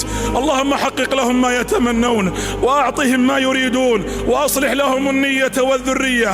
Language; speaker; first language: Arabic; native; Arabic